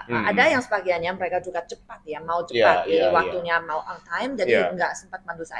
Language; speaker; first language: Indonesian; non-native, fluent; Chinese